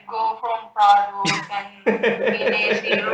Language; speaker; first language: English; non-native, learner; Sinhala